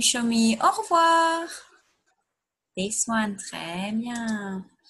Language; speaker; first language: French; non-native, fluent; English